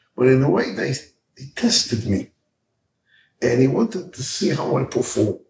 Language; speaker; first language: English; early bilingual, other home language; Hebrew